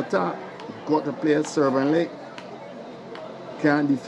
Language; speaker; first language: English; native; English